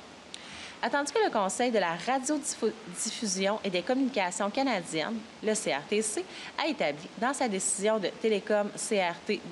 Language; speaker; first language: French; native; French